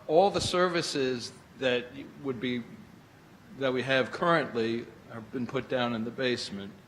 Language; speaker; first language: English; native; English